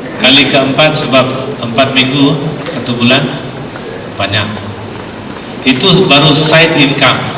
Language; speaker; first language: Malay; non-native, local second language; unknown